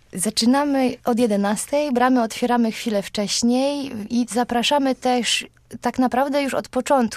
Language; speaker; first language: Polish; native; Polish